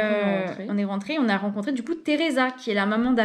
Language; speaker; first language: French; native; French